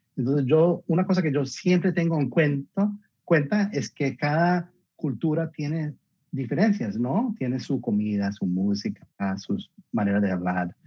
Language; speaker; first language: Spanish; early bilingual, heritage; Spanish